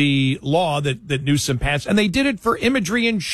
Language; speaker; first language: English; native; English